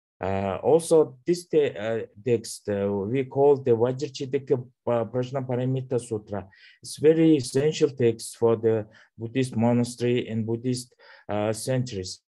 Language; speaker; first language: English; non-native, learner; Mongolian